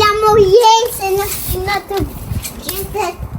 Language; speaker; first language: Albanian; early bilingual, heritage; Albanian